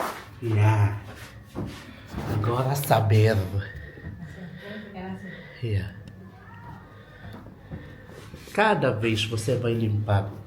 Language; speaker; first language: Portuguese; non-native, learner; Filipino